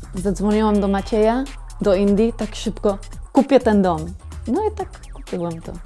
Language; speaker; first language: Polish; non-native, learner; Spanish